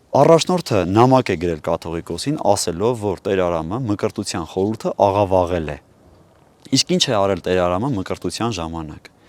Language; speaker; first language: Armenian; native; Armenian